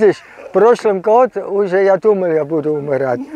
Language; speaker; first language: Russian; non-native, learner; German